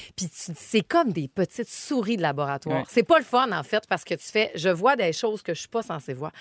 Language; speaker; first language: French; native; French